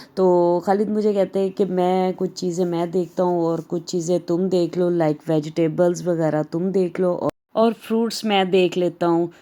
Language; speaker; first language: Urdu; native; Urdu